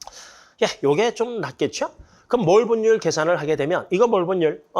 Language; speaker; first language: Korean; native; Korean